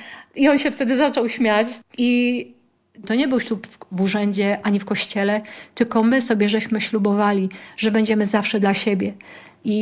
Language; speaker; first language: Polish; native; Polish